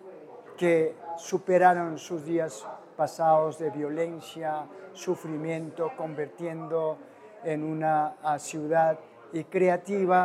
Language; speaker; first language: Spanish; non-native, fluent; Korean